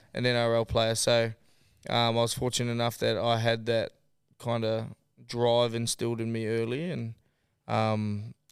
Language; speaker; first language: English; native; English